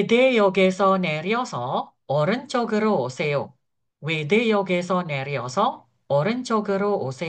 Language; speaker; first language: Korean; non-native, fluent; Indonesian